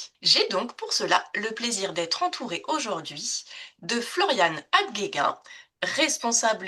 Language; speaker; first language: French; native; French